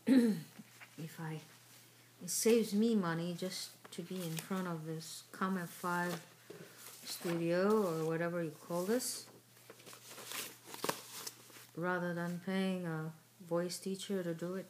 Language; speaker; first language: English; native; English